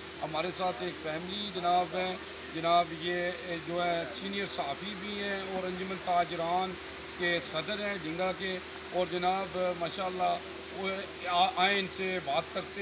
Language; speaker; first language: Urdu; native; Urdu